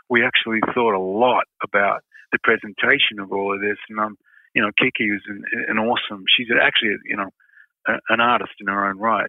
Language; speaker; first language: English; native; English